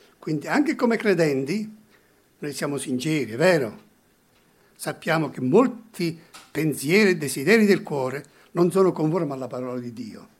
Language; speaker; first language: Italian; early bilingual, heritage; Italian